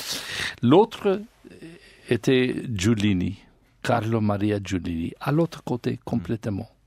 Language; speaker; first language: French; non-native, learner; English